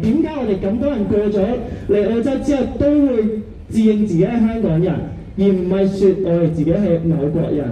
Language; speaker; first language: Cantonese; native; Cantonese